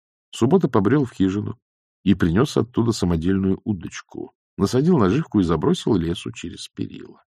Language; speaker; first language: Russian; native; Russian